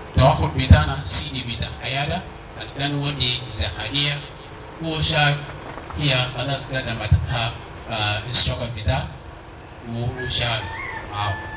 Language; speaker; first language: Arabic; non-native, local second language; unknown